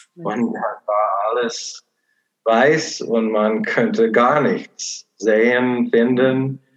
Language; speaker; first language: German; non-native, fluent; English